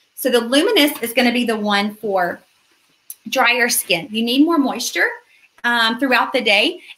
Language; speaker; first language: English; native; English